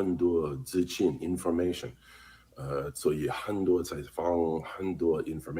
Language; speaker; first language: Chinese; non-native, learner; English